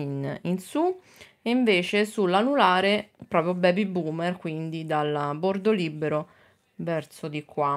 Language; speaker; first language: Italian; native; Italian